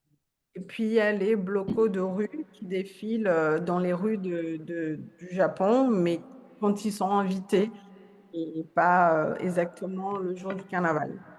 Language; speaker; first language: French; non-native, fluent; Portuguese